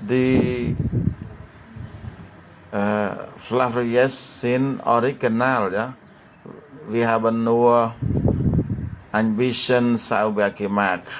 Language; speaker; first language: German; non-native, learner; Khmer